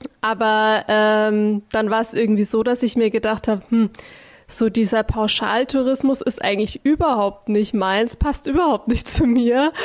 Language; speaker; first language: German; native; German